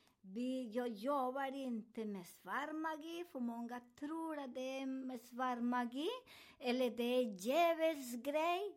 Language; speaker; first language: Swedish; non-native, learner; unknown